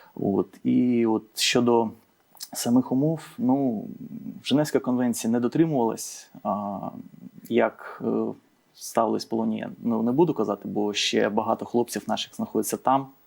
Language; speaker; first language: Ukrainian; native; Ukrainian